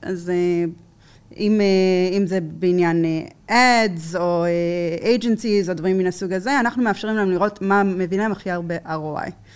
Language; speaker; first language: Hebrew; non-native, fluent; English